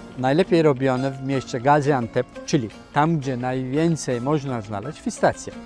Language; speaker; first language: Polish; non-native, fluent; Turkish